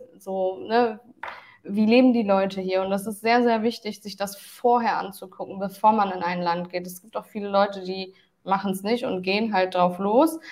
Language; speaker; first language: German; early bilingual, other home language; Turkish